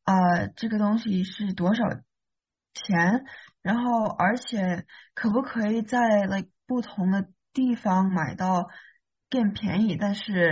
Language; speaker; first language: Chinese; early bilingual, heritage; Chinese